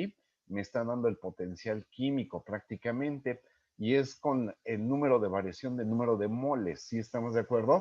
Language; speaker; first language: Spanish; native; Spanish